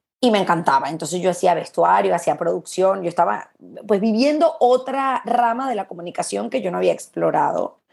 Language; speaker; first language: Spanish; native; Spanish